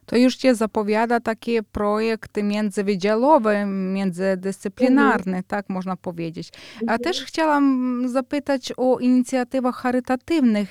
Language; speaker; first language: Ukrainian; non-native, learner; Polish